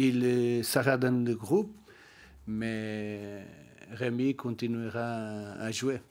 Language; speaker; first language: French; non-native, learner; Portuguese